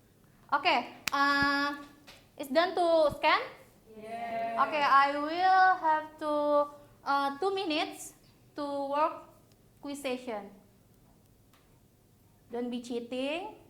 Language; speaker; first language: English; non-native, learner; Indonesian